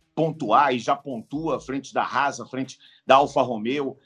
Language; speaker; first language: Portuguese; native; Portuguese